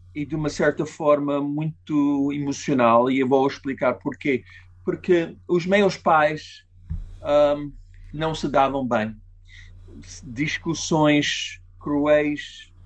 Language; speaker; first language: Portuguese; non-native, fluent; English